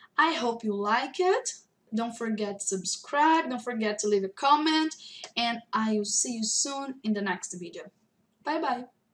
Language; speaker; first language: English; non-native, fluent; Portuguese